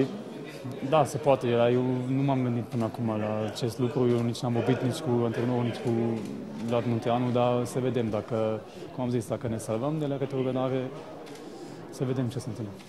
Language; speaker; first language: Romanian; early bilingual, heritage; Romanian